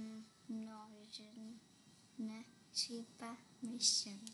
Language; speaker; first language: French; non-native, learner; English